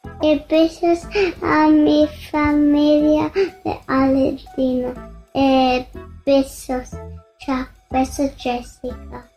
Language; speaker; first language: Spanish; early bilingual, heritage; Spanish